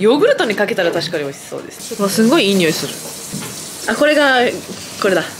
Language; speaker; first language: Japanese; native; Japanese